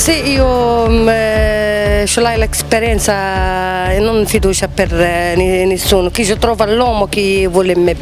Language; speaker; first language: Italian; non-native, learner; Arabic